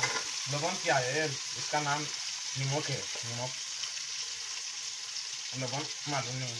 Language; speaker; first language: Hindi; non-native, learner; Bangla